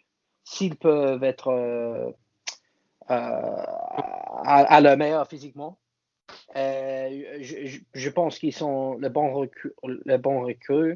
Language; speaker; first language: French; non-native, fluent; English